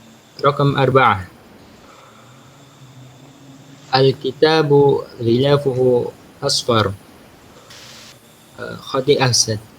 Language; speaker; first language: Arabic; non-native, learner; Indonesian